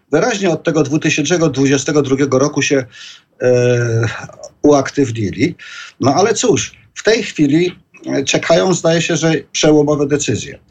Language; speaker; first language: Polish; native; Polish